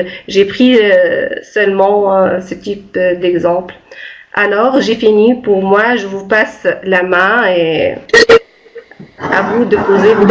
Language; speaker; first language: French; non-native, local second language; Arabic